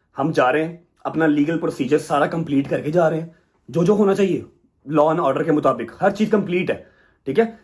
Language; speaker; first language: Urdu; non-native, local second language; Punjabi